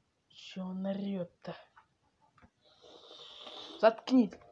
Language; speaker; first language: Russian; native; Russian